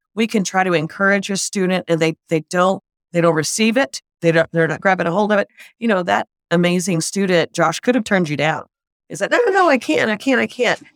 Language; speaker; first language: English; native; English